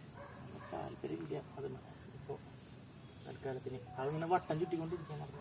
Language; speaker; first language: Malayalam; native; Malayalam